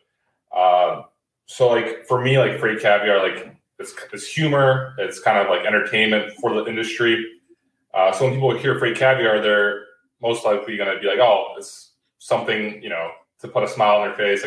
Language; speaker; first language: English; native; English